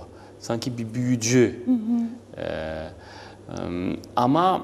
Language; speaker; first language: Turkish; non-native, learner; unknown